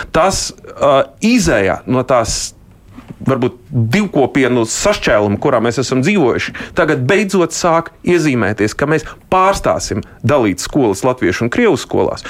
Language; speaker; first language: Latvian; non-native, local second language; Russian